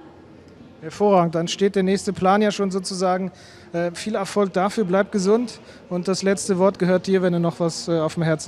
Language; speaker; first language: German; native; German